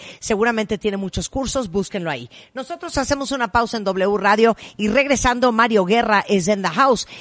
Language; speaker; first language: Spanish; native; Spanish